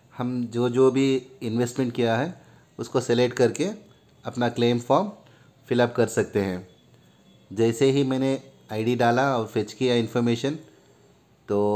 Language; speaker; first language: Hindi; non-native, local second language; Urdu